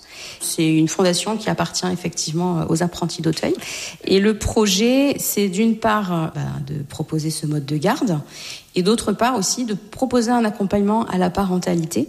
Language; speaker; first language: French; native; French